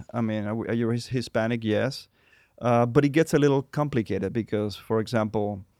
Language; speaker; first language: English; non-native, fluent; Spanish